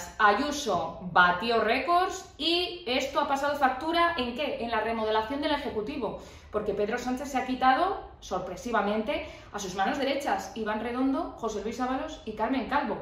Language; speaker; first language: Spanish; native; Spanish